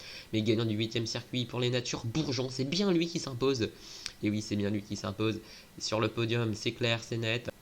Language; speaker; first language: French; native; French